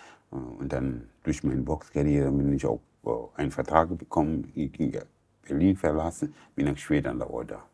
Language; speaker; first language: German; non-native, learner; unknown